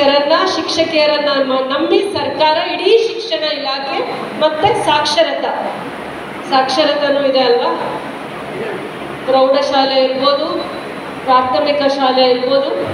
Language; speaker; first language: Kannada; native; Kannada